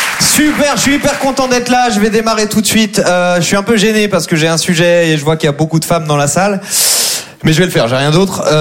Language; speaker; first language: French; native; French